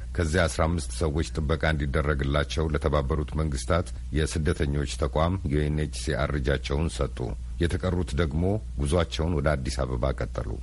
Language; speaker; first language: Amharic; non-native, local second language; Tigrinya